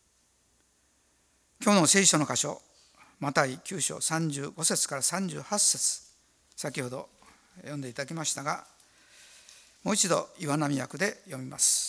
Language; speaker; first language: Japanese; native; Japanese